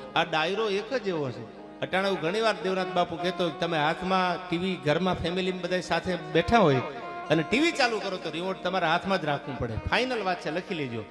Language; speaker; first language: Gujarati; native; Gujarati